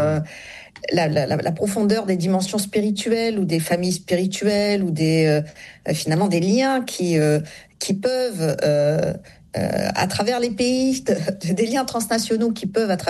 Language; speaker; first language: French; native; French